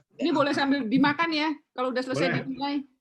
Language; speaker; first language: Indonesian; native; Indonesian